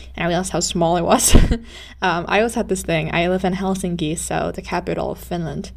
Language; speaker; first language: English; non-native, fluent; Finnish